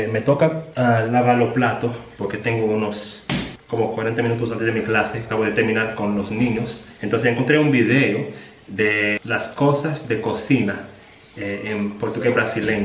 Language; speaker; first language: Spanish; early bilingual, heritage; Spanish